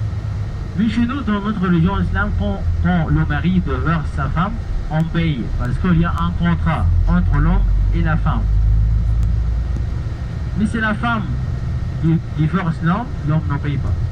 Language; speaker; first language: French; non-native, learner; Arabic